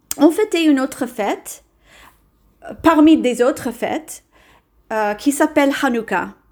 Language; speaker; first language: French; non-native, fluent; English